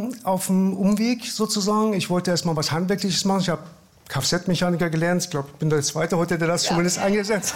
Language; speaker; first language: German; early bilingual, other home language; Persian